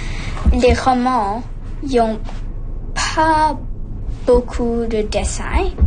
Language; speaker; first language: French; non-native, local second language; English